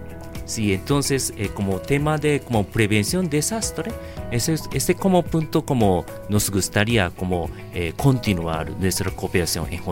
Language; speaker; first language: Spanish; non-native, learner; Japanese